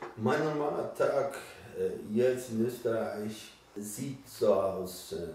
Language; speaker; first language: German; non-native, learner; Polish